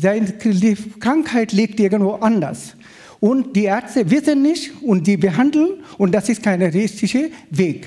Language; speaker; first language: German; non-native, fluent; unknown